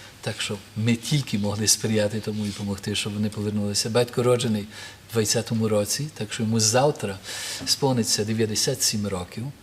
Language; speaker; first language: Ukrainian; early bilingual, heritage; Ukrainian